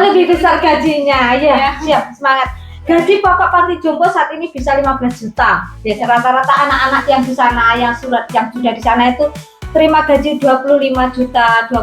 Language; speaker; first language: Indonesian; non-native, local second language; Javanese